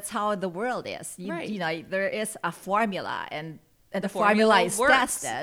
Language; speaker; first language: English; non-native, local second language; Filipino